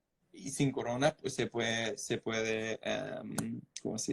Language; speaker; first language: Spanish; non-native, fluent; English